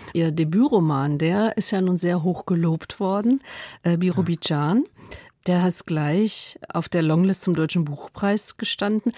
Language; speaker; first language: German; native; German